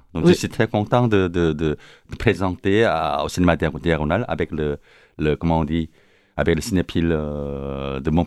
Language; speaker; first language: French; non-native, learner; Korean